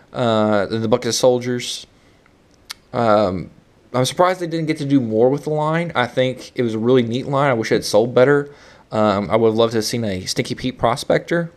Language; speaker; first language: English; native; English